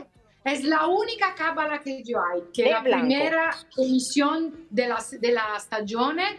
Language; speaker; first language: Spanish; non-native, learner; Italian